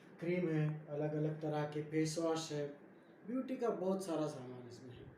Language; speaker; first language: Hindi; non-native, local second language; Marathi